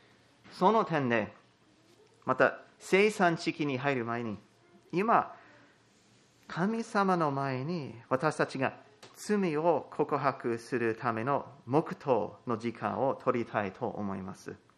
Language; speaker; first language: Japanese; non-native, fluent; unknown